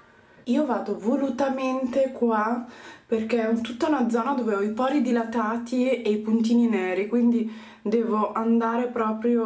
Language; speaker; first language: Italian; native; Italian